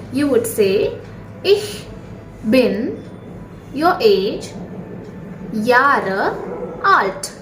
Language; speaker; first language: German; non-native, fluent; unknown